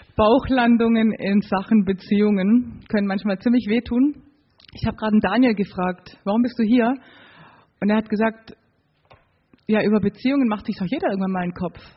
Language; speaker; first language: German; native; German